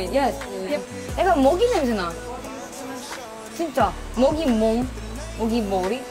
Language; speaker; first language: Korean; non-native, learner; Greek